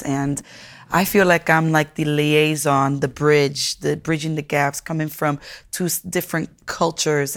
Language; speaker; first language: English; early bilingual, other home language; Spanish